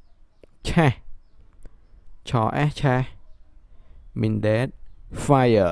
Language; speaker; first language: English; non-native, learner; Khmer